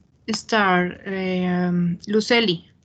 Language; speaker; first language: English; non-native, fluent; Spanish